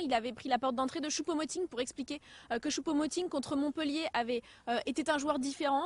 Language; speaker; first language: French; native; French